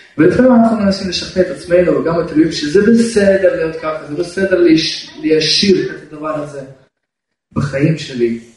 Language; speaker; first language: Hebrew; non-native, fluent; Russian